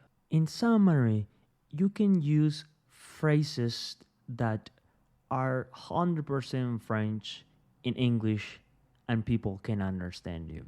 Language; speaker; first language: English; non-native, fluent; Spanish